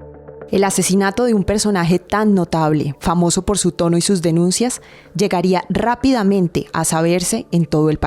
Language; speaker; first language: Spanish; native; Spanish